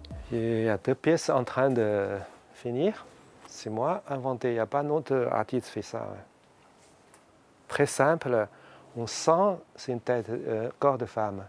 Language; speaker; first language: French; non-native, learner; Chinese